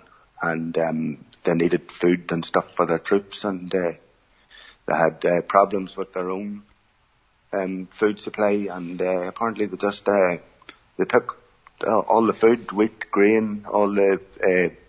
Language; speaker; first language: English; native; English